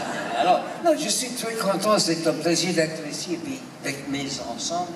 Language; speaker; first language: French; non-native, learner; English